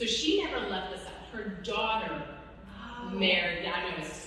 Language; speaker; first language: English; native; English